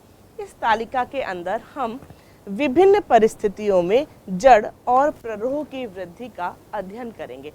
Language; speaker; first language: Hindi; native; Hindi